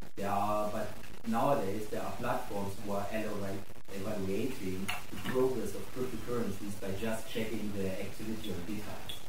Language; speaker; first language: English; non-native, fluent; German